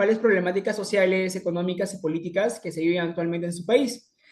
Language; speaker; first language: Spanish; native; Spanish